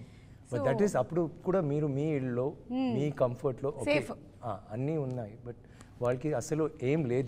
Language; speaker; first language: Telugu; non-native, learner; Tamil